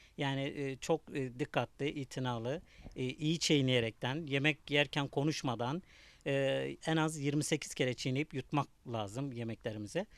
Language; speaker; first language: Turkish; native; Turkish